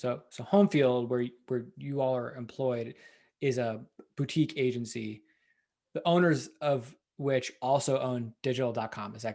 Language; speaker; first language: English; native; English